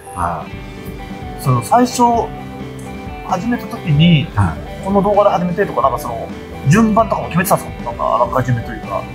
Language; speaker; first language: Japanese; native; Japanese